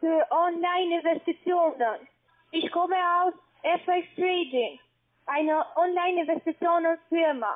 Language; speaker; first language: German; non-native, learner; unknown